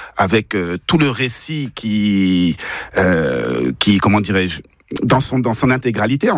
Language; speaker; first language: French; native; French